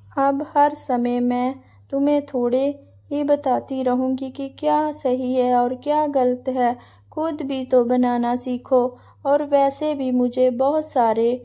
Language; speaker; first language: Hindi; non-native, local second language; Punjabi